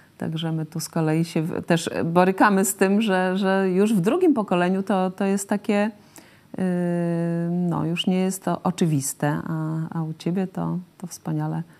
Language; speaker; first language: Polish; native; Polish